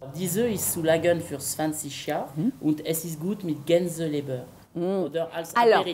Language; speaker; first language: German; non-native, learner; French